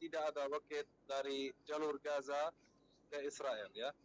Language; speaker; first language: Indonesian; non-native, fluent; Arabic